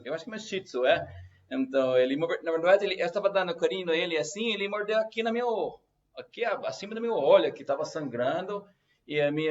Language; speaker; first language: Portuguese; non-native, fluent; English